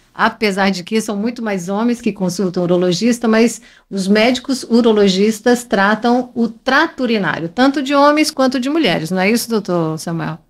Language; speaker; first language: Portuguese; native; Portuguese